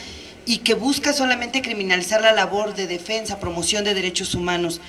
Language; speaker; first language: Spanish; native; Spanish